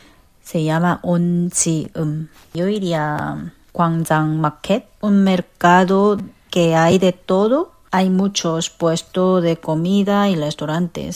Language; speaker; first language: Spanish; non-native, fluent; Korean